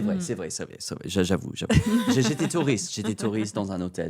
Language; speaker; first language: French; non-native, fluent; English